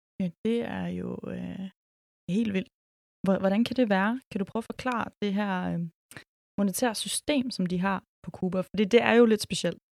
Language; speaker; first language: Danish; early bilingual, other home language; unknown